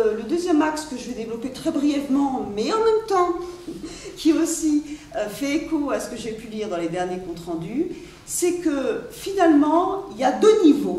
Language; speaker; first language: French; native; French